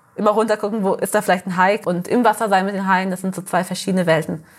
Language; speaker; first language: German; early bilingual, heritage; Portuguese